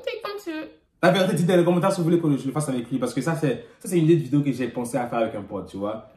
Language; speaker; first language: French; native; French